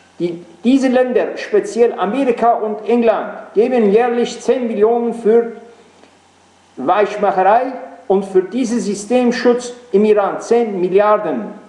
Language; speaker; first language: German; non-native, fluent; Persian